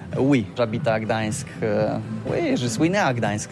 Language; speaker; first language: French; non-native, learner; Polish